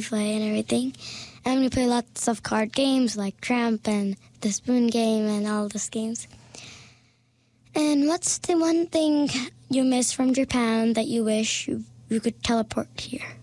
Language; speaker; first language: English; non-native, fluent; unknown